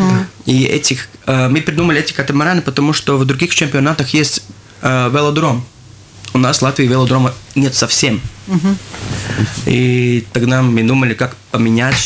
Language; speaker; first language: Russian; non-native, local second language; Latvian